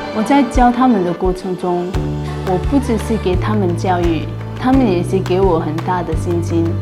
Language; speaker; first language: Chinese; non-native, fluent; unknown